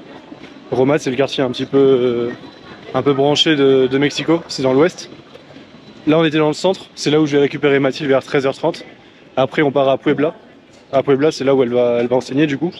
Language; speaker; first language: French; native; French